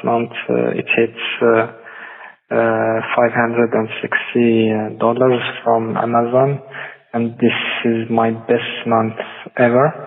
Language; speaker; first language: English; non-native, fluent; Arabic